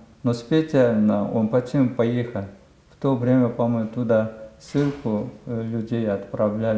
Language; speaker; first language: Russian; non-native, learner; Korean